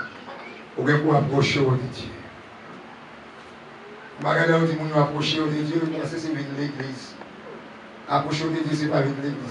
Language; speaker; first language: French; non-native, local second language; Haitian Creole